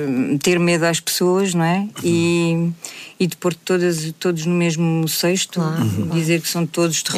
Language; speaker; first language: Portuguese; native; Portuguese